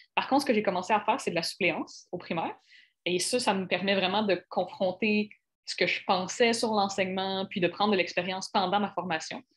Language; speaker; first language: French; native; French